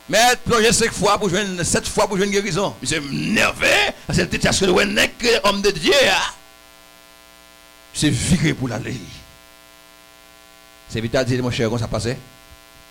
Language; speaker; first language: French; non-native, local second language; Haitian Creole